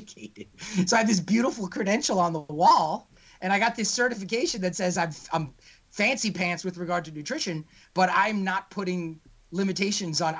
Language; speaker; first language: English; native; English